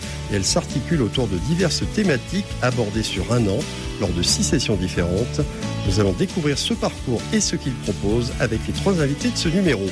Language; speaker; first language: French; native; French